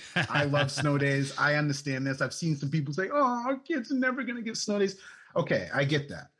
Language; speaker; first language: English; native; English